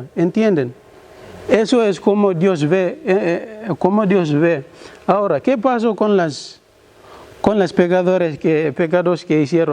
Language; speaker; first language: Spanish; non-native, learner; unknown